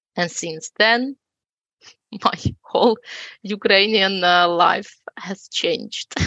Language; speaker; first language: English; non-native, fluent; Ukrainian